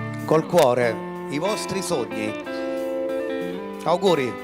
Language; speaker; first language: Italian; native; Italian